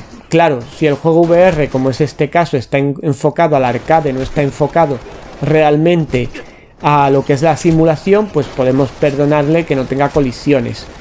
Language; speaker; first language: Spanish; native; Spanish